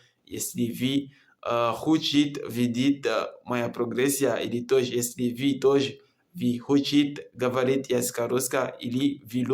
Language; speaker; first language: Russian; non-native, learner; Comorian